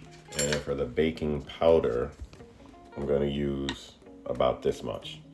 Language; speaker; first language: English; native; English